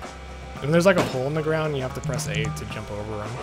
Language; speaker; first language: English; native; English